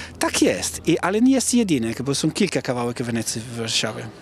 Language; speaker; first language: Polish; non-native, learner; Italian